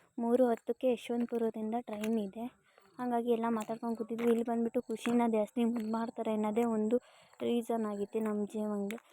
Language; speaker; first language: Kannada; native; Kannada